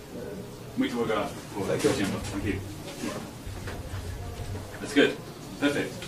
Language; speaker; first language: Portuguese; non-native, learner; English